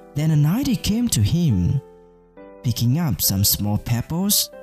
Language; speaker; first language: English; non-native, fluent; Vietnamese